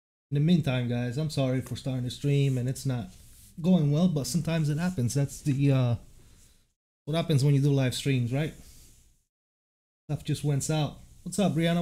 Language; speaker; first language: English; early bilingual, other home language; Italian